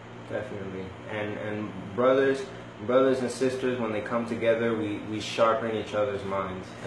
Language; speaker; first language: English; early bilingual, other home language; Spanish